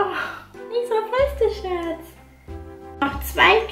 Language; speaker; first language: German; native; German